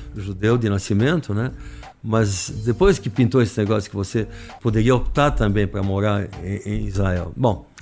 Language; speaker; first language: Portuguese; non-native, fluent; Arabic